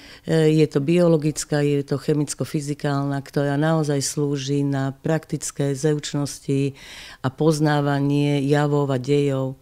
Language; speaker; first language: Slovak; native; Slovak